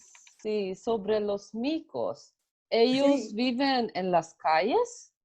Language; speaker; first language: Spanish; non-native, learner; Hungarian